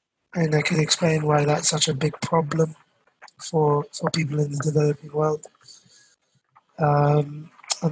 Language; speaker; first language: English; native; English